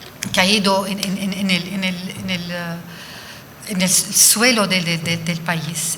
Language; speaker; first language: Spanish; non-native, fluent; Arabic